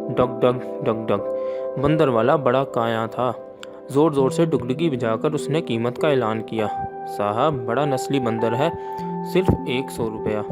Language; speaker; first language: Urdu; native; Urdu